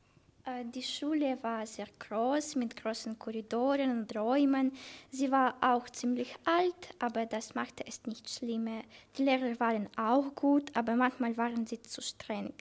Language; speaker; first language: German; non-native, learner; Russian